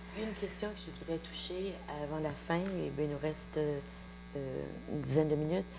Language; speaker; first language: French; native; French